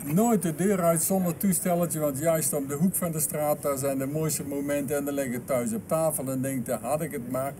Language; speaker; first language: Dutch; native; Dutch